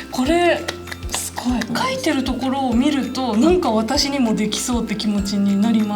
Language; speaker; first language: Japanese; native; Japanese